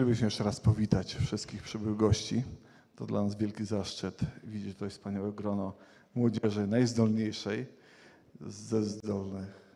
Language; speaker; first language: Polish; native; Polish